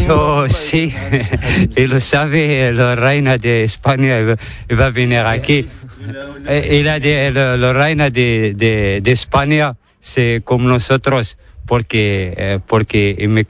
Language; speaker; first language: Spanish; non-native, learner; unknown